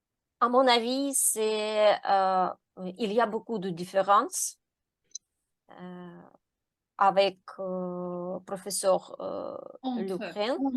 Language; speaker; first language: French; non-native, learner; Ukrainian